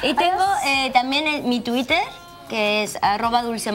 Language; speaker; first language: Portuguese; non-native, learner; Spanish